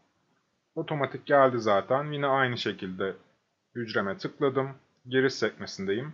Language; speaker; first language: Turkish; native; Turkish